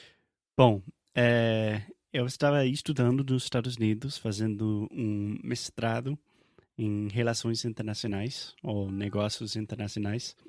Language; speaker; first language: Portuguese; non-native, fluent; English